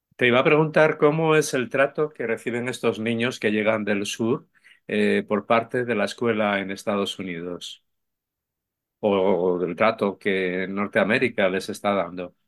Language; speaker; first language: Spanish; native; Spanish